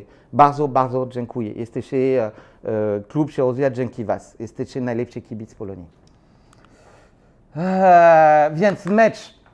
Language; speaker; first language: Polish; non-native, learner; French